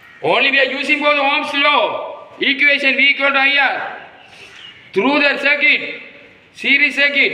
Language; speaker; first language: English; non-native, local second language; Tamil